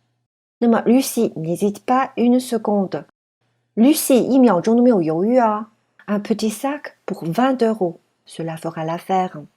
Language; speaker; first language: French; non-native, fluent; Chinese